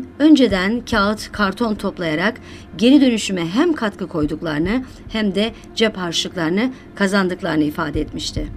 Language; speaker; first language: Turkish; native; Turkish